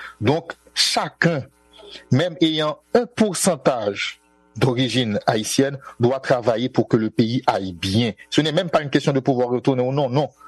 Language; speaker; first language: French; non-native, local second language; Haitian Creole